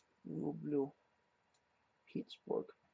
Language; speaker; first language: Russian; non-native, learner; English